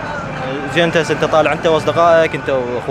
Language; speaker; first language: Arabic; native; Arabic